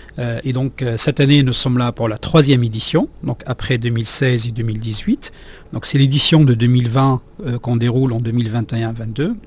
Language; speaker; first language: French; non-native, local second language; Arabic